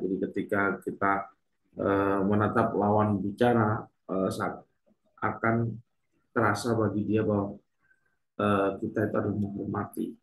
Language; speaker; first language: Indonesian; native; Indonesian